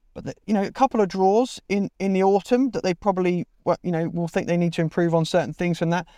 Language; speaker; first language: English; native; English